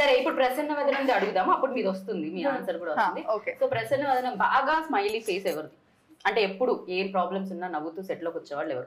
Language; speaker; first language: Telugu; native; Telugu